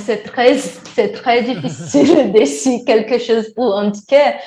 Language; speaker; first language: French; non-native, learner; Portuguese